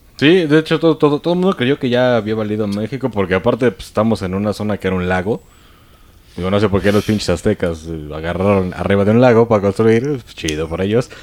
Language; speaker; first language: Spanish; native; Spanish